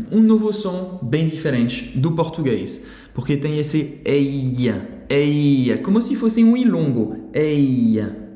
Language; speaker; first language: Portuguese; non-native, fluent; French